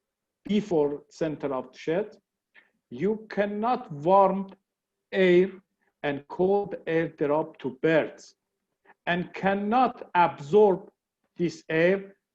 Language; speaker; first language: English; non-native, learner; Persian